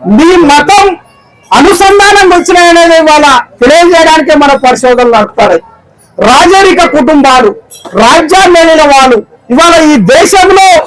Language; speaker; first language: Telugu; non-native, local second language; Koya